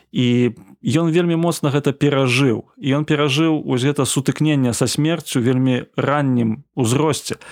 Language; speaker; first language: Belarusian; native; Belarusian